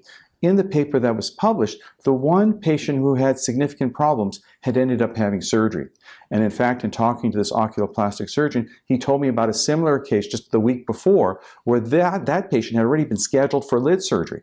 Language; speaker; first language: English; native; English